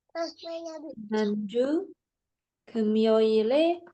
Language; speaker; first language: Korean; non-native, learner; Indonesian